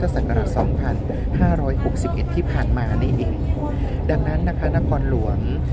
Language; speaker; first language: Thai; native; Thai